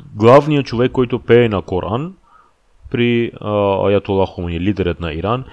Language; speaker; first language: Bulgarian; non-native, fluent; Persian